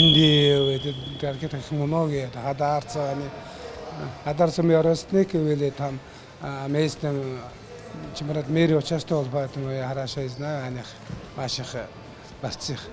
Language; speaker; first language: Russian; non-native, learner; Mongolian